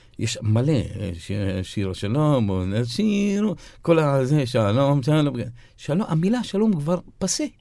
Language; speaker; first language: Hebrew; non-native, local second language; Arabic